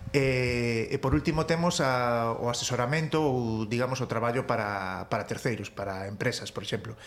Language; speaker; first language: Galician; native; Galician